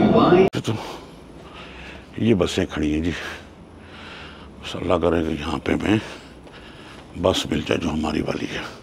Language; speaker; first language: Urdu; non-native, local second language; Punjabi